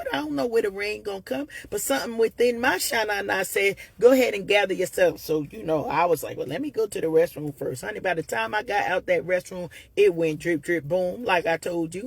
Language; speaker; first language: English; native; English